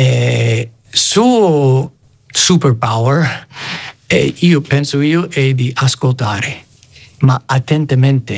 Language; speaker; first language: Italian; non-native, fluent; English